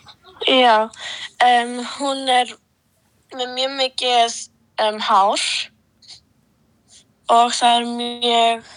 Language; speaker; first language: Icelandic; early bilingual, other home language; Polish